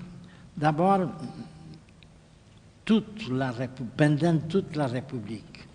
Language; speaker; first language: French; non-native, fluent; Portuguese